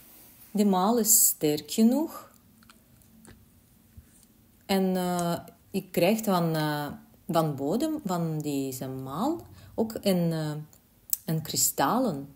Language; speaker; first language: Dutch; non-native, learner; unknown